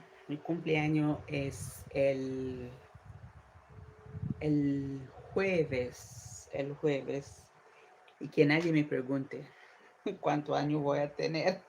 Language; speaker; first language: Spanish; non-native, fluent; English